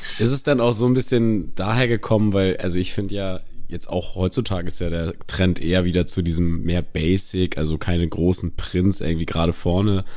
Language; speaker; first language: German; native; German